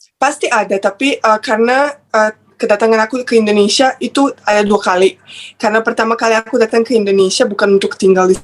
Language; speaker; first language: Indonesian; non-native, fluent; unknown